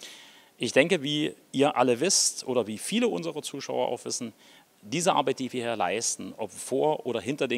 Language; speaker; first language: German; native; German